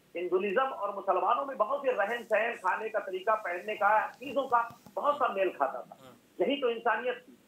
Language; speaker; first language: Hindi; native; Hindi